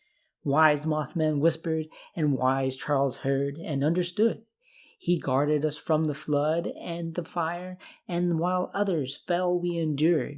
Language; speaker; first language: English; native; English